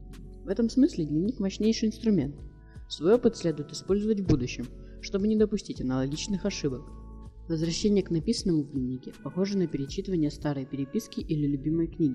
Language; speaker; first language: Russian; native; Russian